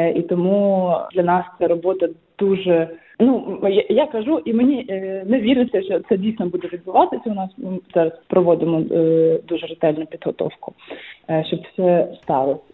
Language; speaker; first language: Ukrainian; native; Ukrainian